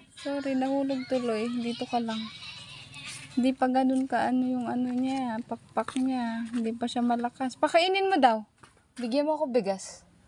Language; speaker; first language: Filipino; non-native, local second language; Iloko